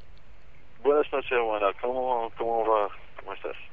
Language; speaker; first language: Spanish; non-native, fluent; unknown